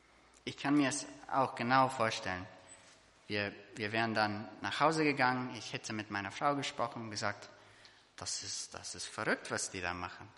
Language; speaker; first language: German; non-native, fluent; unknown